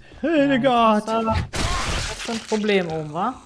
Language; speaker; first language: German; native; German